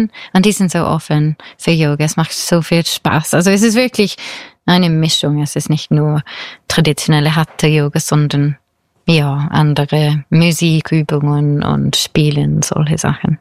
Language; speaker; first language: German; non-native, fluent; English